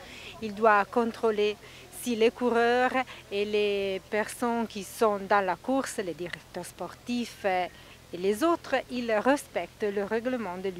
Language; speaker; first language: French; non-native, fluent; Italian